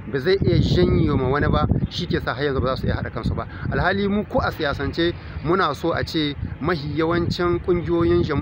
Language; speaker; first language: Hausa; native; Hausa